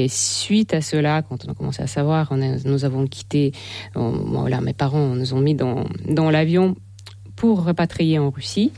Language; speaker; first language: French; non-native, fluent; Ukrainian